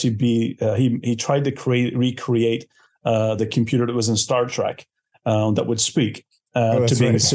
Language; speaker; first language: English; native; English